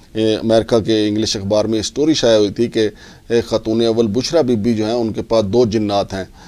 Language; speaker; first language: Urdu; native; Urdu